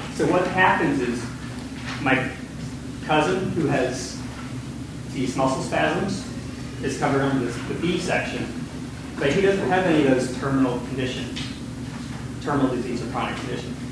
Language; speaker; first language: English; native; English